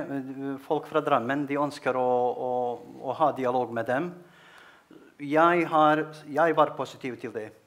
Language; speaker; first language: Norwegian; non-native, fluent; Bosnian